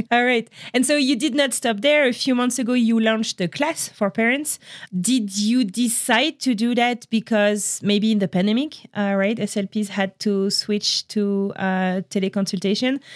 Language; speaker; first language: English; non-native, fluent; French